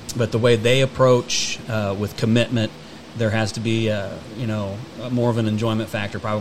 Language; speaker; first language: English; native; English